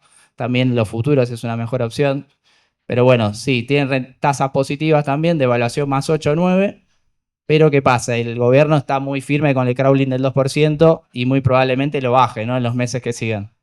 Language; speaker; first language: Spanish; native; Spanish